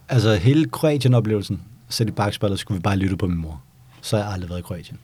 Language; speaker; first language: Danish; early bilingual, other home language; Bosnian